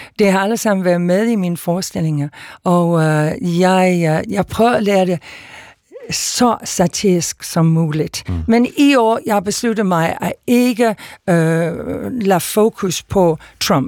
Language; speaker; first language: Danish; non-native, fluent; English